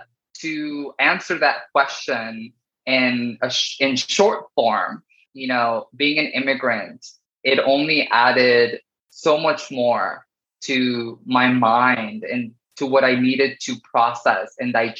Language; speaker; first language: English; early bilingual, other home language; Spanish